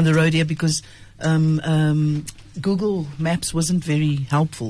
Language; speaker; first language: English; native; English